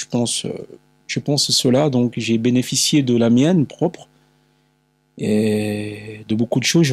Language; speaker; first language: French; non-native, local second language; Lingala